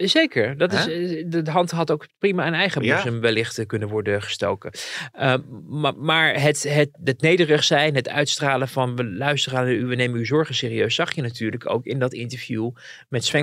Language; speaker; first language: Dutch; native; Dutch